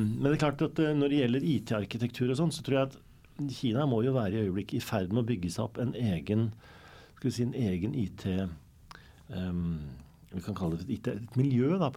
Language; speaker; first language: Norwegian; native; Norwegian